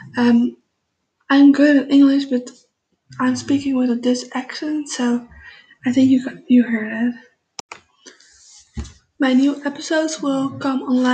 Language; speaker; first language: English; non-native, learner; Dutch